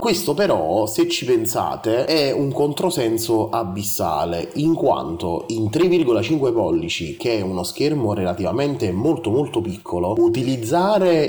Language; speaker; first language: Italian; native; Italian